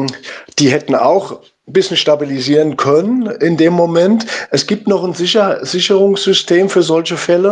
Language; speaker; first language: German; native; German